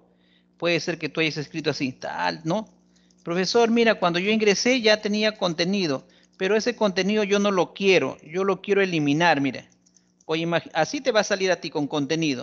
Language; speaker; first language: Spanish; native; Spanish